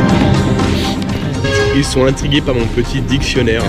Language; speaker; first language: French; native; French